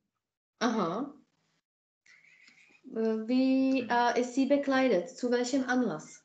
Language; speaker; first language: German; non-native, fluent; Czech